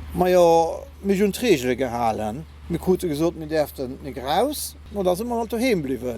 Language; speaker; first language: German; non-native, local second language; Luxembourgish